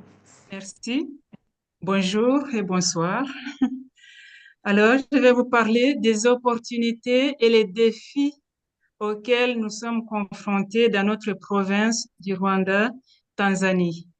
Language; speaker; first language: French; non-native, local second language; Kinyarwanda